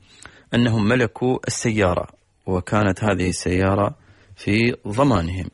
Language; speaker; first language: Arabic; native; Arabic